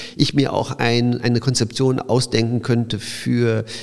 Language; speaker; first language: German; early bilingual, other home language; Polish